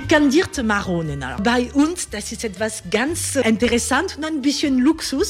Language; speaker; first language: German; non-native, learner; French